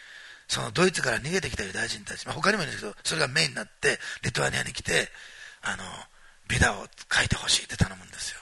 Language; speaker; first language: Japanese; native; Japanese